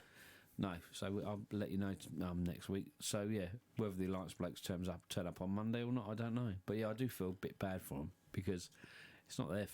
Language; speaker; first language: English; native; English